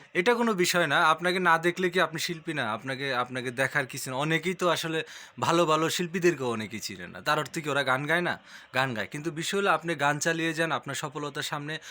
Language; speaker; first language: Bangla; native; Bangla